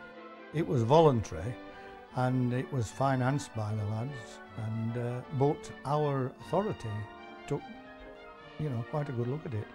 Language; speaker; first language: English; native; English